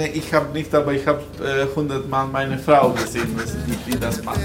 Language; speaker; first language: German; non-native, learner; Albanian